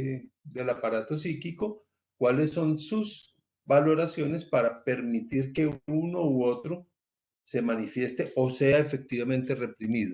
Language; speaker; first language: Spanish; native; Spanish